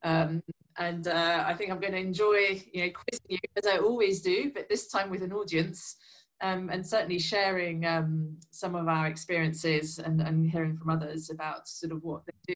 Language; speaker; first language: English; native; English